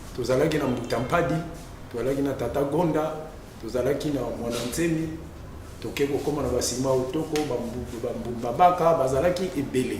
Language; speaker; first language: Lingala; non-native, local second language; Kongo